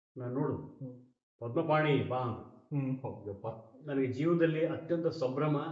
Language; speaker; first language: Kannada; native; Kannada